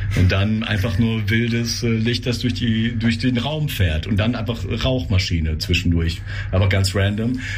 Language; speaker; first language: German; non-native, fluent; Russian